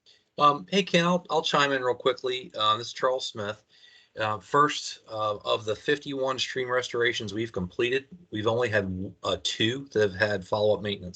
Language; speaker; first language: English; native; English